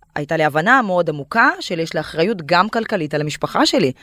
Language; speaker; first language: Hebrew; non-native, fluent; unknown